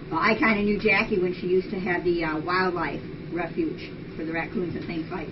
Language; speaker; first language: English; native; English